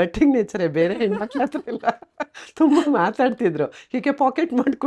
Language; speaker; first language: Kannada; native; Kannada